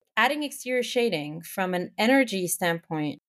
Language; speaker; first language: English; non-native, fluent; Spanish